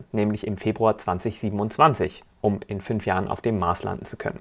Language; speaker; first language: German; native; German